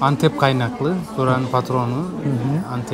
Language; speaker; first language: Turkish; early bilingual, heritage; Turkish